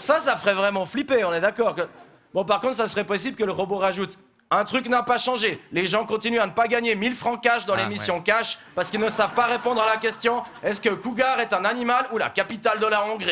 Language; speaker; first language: French; native; French